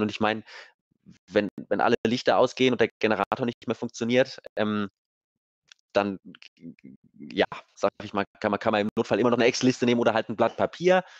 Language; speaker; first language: German; native; German